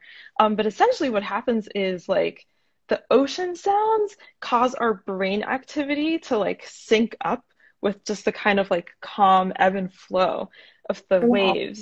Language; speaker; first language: English; native; English